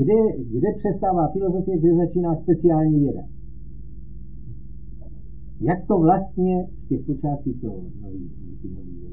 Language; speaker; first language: Czech; native; Czech